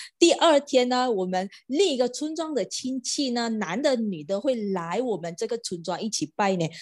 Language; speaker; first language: Chinese; non-native, local second language; Malay